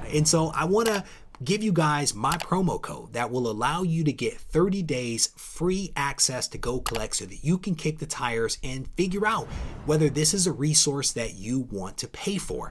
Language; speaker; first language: English; native; English